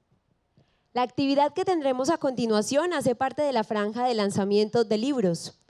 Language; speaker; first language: Spanish; native; Spanish